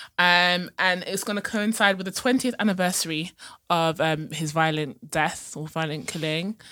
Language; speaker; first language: English; native; English